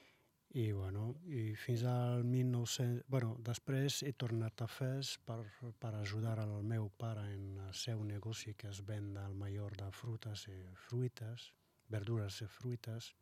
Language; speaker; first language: Catalan; non-native, learner; Arabic